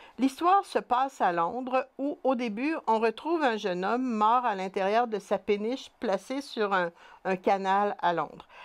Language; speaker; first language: French; native; French